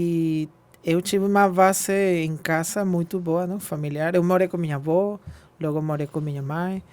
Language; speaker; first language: Portuguese; non-native, fluent; Spanish